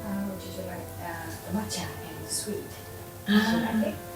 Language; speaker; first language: English; non-native, learner; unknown